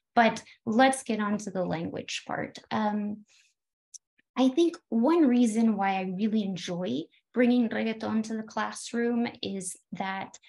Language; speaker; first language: English; native; English